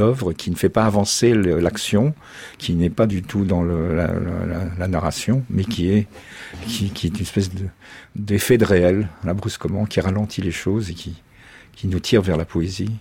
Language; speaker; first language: French; native; French